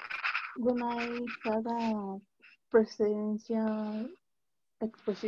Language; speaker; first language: English; non-native, learner; Spanish